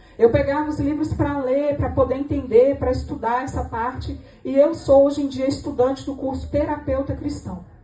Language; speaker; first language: Portuguese; native; Portuguese